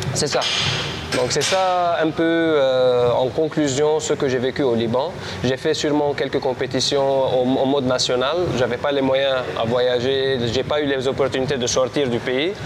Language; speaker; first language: French; non-native, local second language; Armenian